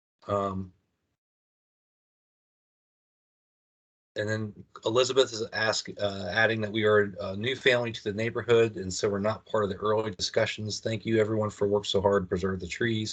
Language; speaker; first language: English; native; English